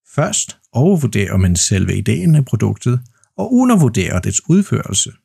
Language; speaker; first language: Danish; non-native, fluent; Polish